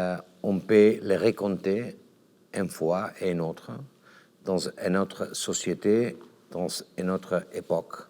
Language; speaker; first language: French; non-native, learner; Catalan